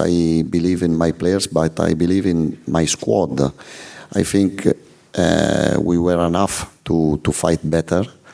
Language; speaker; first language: English; non-native, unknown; Italian